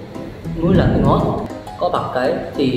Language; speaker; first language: Vietnamese; non-native, learner; Korean